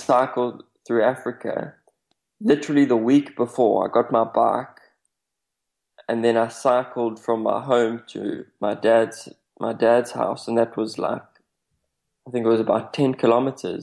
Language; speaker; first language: English; native; English